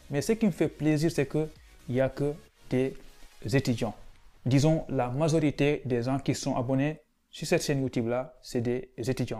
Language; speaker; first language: French; non-native, local second language; Wolof